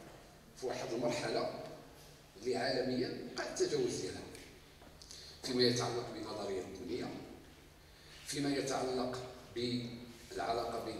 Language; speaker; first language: Arabic; native; Arabic